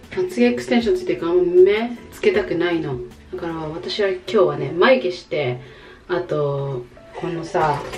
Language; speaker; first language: Japanese; native; Japanese